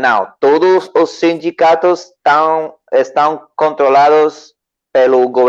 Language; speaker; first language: Portuguese; non-native, learner; Spanish